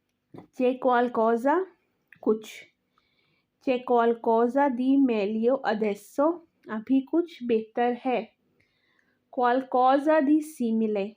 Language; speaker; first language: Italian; non-native, learner; Urdu